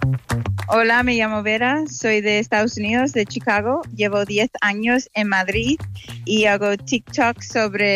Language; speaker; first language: Spanish; non-native, fluent; English